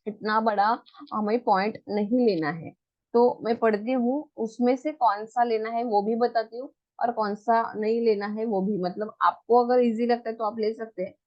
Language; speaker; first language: Hindi; non-native, local second language; Marathi